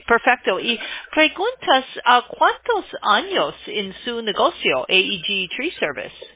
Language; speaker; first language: Spanish; non-native, learner; English